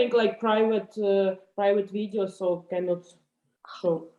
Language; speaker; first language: English; non-native, fluent; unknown